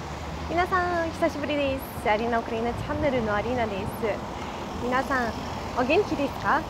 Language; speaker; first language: Japanese; non-native, fluent; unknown